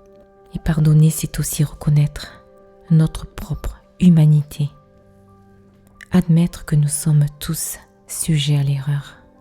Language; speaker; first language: French; native; French